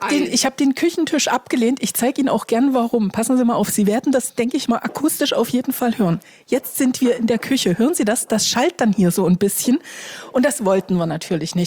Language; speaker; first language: German; native; German